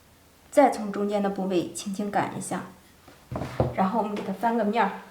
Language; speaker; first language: Chinese; native; Chinese